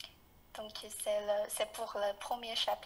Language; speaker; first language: French; non-native, fluent; Chinese